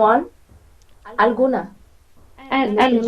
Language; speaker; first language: English; non-native, fluent; Bangla